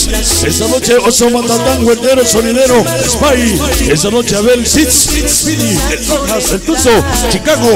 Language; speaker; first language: Spanish; native; Spanish